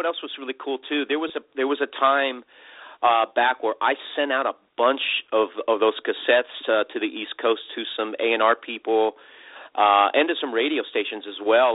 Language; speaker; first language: English; native; English